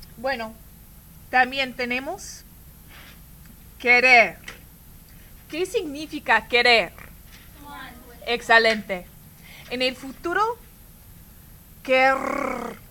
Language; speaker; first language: Spanish; non-native, fluent; English